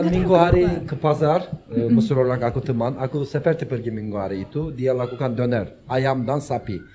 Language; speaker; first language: Indonesian; non-native, learner; Turkish